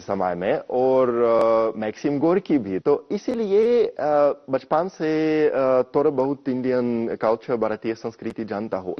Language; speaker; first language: Hindi; non-native, fluent; Russian